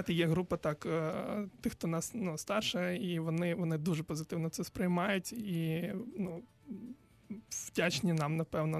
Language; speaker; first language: Ukrainian; non-native, local second language; Crimean Tatar